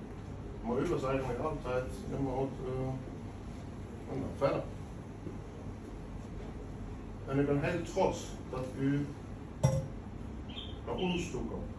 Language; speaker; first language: Dutch; non-native, fluent; Norwegian